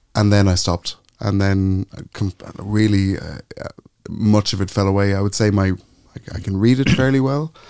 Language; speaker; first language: English; native; English